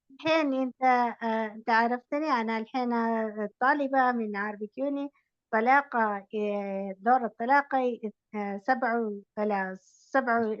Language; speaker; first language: Arabic; non-native, learner; Malayalam